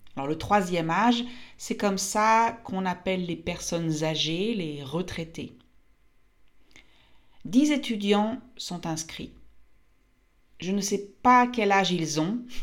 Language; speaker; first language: French; native; French